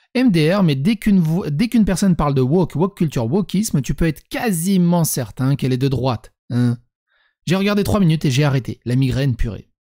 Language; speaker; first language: French; early bilingual, other home language; Serbian